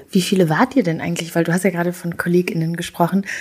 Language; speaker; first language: German; early bilingual, other home language; Kinyarwanda